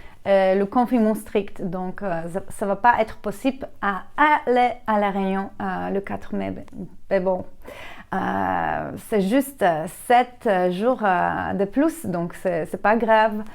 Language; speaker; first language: French; non-native, learner; Polish